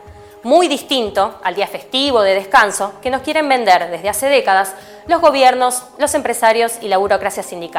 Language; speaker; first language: Spanish; native; Spanish